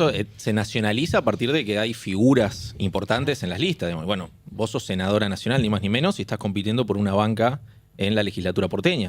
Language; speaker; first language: Spanish; native; Spanish